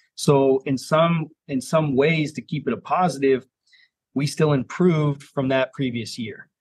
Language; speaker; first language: English; native; English